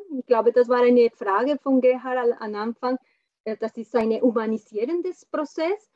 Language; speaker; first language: German; non-native, fluent; Spanish